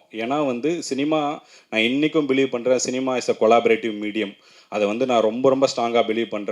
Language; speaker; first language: Tamil; native; Tamil